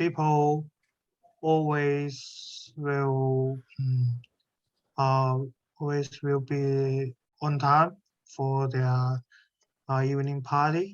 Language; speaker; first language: English; non-native, learner; Chinese